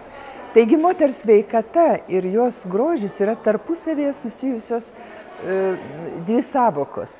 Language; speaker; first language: Lithuanian; native; Lithuanian